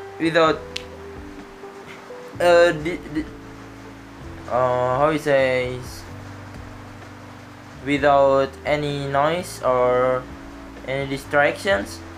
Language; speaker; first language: English; non-native, learner; Indonesian